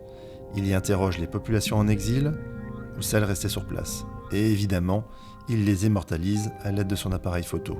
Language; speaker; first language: French; native; French